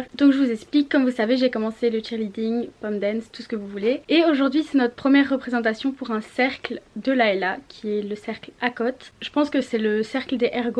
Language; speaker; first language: French; native; French